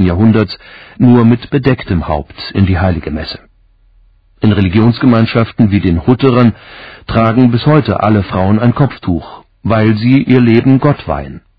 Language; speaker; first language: German; native; German